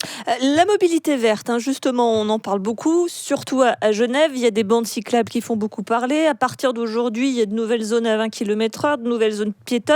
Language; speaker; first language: French; native; French